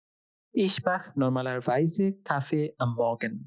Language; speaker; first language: German; non-native, fluent; Bangla